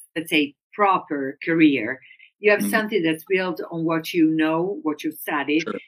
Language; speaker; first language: English; non-native, fluent; Italian